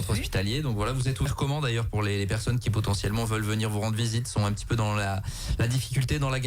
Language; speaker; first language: French; native; French